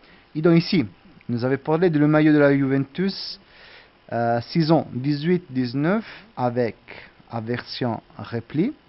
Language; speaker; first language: French; non-native, learner; Italian